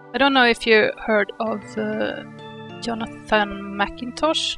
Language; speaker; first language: English; non-native, fluent; Swedish